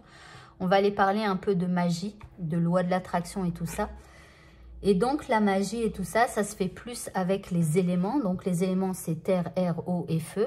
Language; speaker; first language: French; native; French